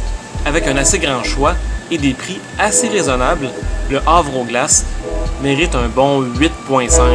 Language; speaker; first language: French; native; French